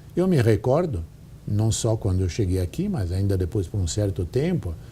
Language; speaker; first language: Portuguese; non-native, fluent; Italian